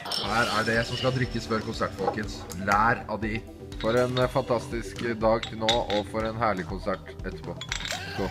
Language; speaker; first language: Norwegian; native; Norwegian